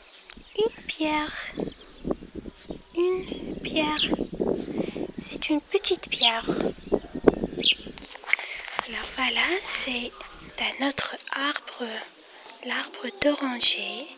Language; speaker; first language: French; non-native, local second language; Arabic